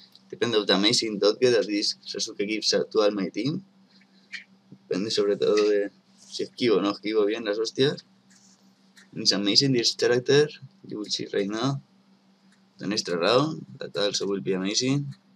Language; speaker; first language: English; non-native, learner; Spanish